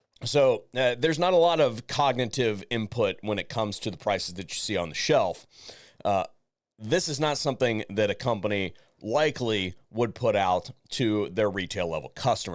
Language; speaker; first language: English; native; English